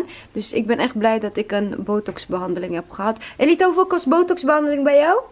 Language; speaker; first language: Dutch; early bilingual, other home language; Turkish